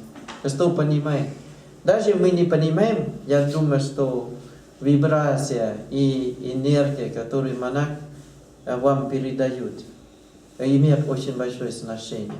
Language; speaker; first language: Russian; non-native, learner; Thai